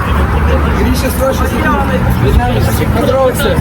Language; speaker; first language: Russian; native; Russian